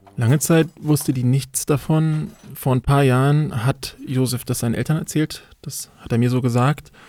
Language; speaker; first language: German; native; German